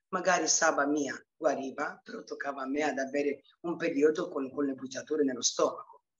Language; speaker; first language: Italian; early bilingual, other home language; Romanian